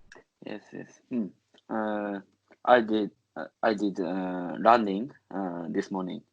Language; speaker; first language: English; non-native, learner; Japanese